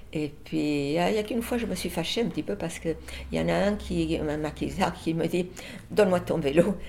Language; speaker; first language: French; early bilingual, other home language; Spanish